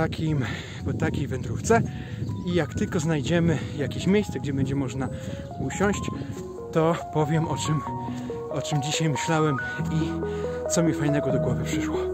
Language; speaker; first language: Polish; native; Polish